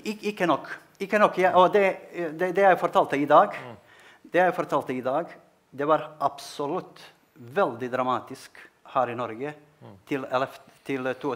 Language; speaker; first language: Norwegian; non-native, fluent; Bosnian